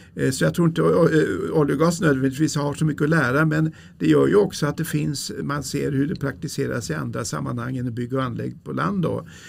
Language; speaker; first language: Swedish; native; Swedish